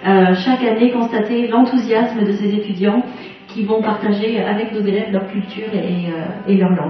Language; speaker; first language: French; native; French